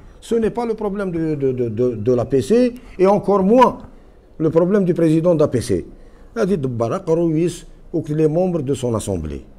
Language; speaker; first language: French; non-native, local second language; Kabyle